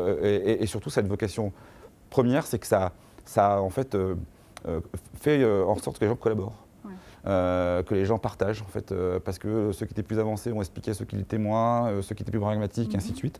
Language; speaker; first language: French; native; French